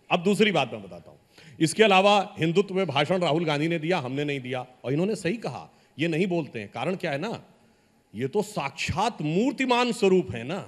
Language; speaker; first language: Hindi; native; Hindi